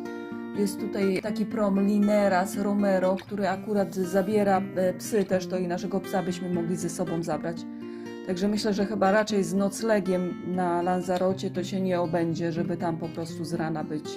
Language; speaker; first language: Polish; native; Polish